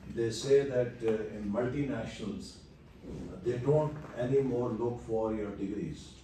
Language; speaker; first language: English; non-native, local second language; Urdu